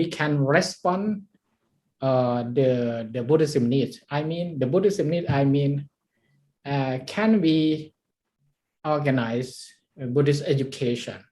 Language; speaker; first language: English; non-native, learner; Thai